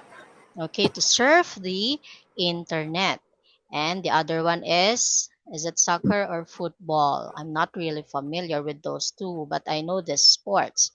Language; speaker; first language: English; non-native, fluent; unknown